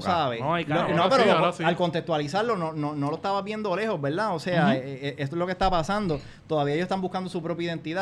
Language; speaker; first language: Spanish; native; Spanish